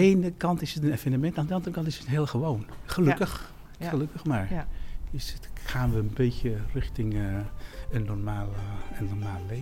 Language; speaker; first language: Dutch; non-native, fluent; Spanish